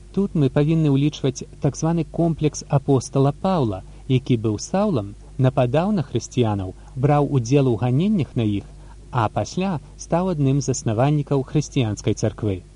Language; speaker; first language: Belarusian; native; Belarusian